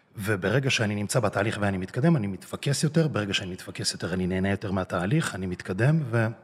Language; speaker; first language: Hebrew; early bilingual, other home language; Russian